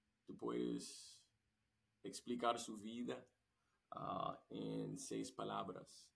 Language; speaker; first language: Spanish; non-native, learner; English